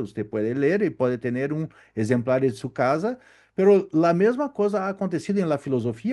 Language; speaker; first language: Spanish; non-native, learner; Portuguese